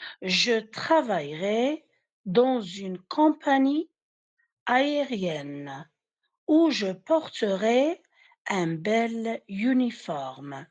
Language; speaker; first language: French; non-native, fluent; Arabic